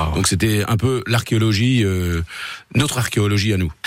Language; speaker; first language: French; native; French